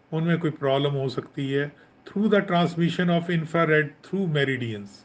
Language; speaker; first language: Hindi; non-native, local second language; Punjabi